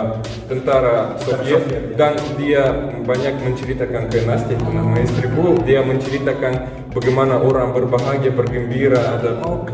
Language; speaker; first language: Indonesian; non-native, fluent; Russian